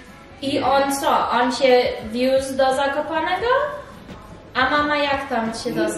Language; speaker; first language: Polish; early bilingual, heritage; English